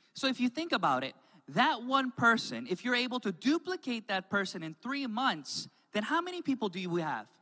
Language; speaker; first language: English; native; English